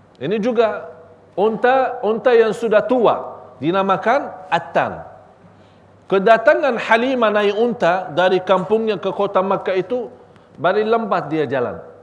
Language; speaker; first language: Malay; non-native, fluent; Arabic